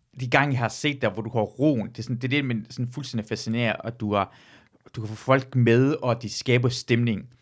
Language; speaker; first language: Danish; early bilingual, other home language; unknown